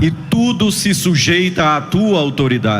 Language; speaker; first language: Portuguese; native; Portuguese